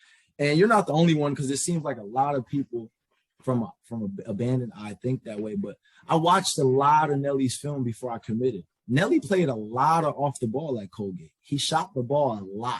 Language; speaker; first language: English; native; English